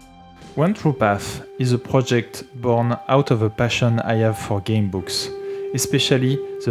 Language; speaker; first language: English; non-native, fluent; French